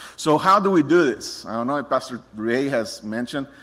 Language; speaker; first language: English; non-native, fluent; Spanish